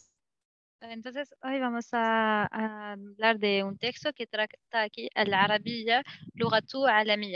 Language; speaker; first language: Spanish; non-native, learner; Arabic